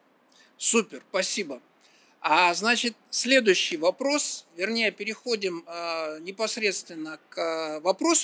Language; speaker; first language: Russian; native; Russian